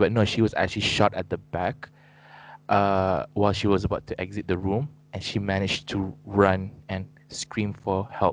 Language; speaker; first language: English; native; English